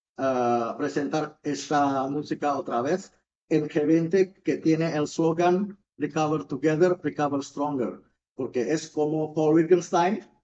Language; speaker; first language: Spanish; non-native, fluent; Indonesian